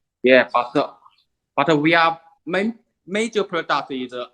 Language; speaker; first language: English; non-native, learner; Chinese